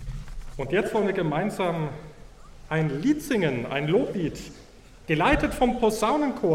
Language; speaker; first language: German; native; German